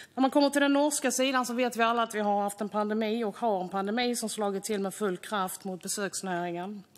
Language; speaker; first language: Swedish; native; Swedish